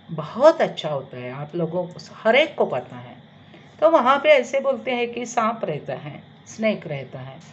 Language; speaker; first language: Hindi; non-native, local second language; Marathi